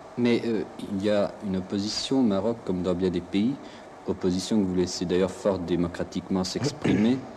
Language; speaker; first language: French; native; French